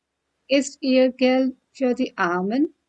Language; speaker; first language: German; non-native, fluent; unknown